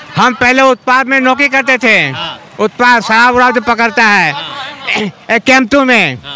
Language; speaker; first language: Hindi; non-native, local second language; Punjabi